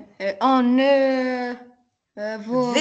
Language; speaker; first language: French; non-native, learner; Arabic